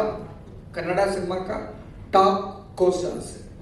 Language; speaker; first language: Hindi; non-native, local second language; Kannada